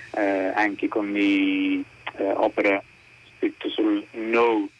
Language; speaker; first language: Italian; non-native, fluent; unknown